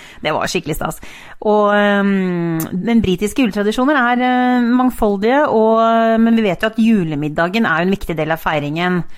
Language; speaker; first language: Norwegian; native; Norwegian